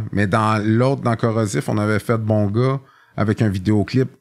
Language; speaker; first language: French; native; French